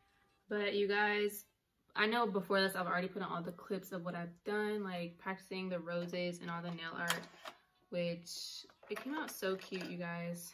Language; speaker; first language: English; native; English